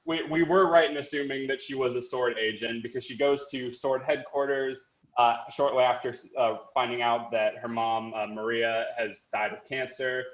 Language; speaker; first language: English; native; English